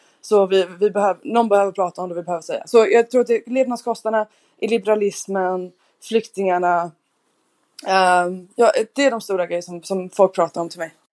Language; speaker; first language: Swedish; non-native, fluent; English